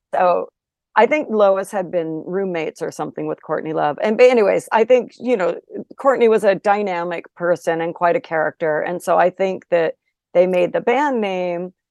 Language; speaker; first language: English; native; English